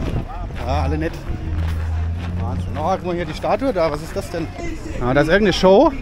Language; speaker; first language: German; native; German